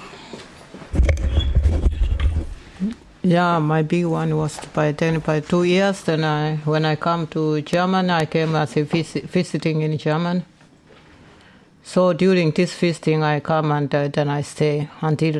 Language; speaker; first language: English; non-native, local second language; Gusii